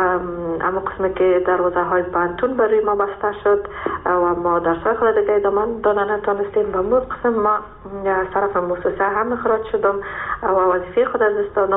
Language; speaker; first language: Persian; native; Persian